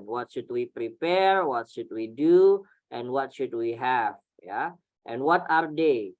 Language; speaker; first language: English; non-native, fluent; Indonesian